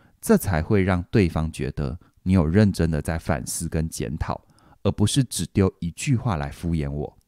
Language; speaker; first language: Chinese; native; Chinese